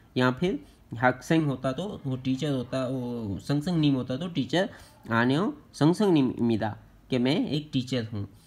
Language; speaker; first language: Urdu; native; Urdu